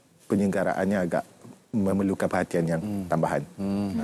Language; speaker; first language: Malay; native; Malay